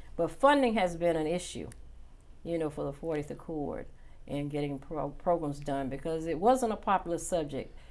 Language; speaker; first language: English; native; English